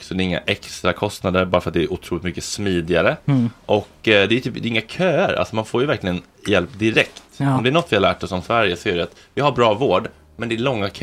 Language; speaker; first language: Swedish; native; Swedish